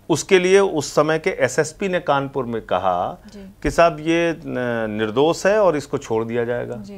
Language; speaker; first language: Hindi; native; Hindi